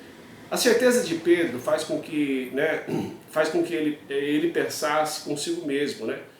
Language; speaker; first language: Portuguese; native; Portuguese